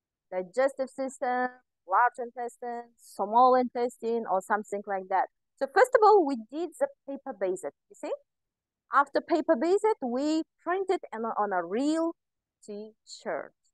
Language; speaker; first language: English; non-native, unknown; Kazakh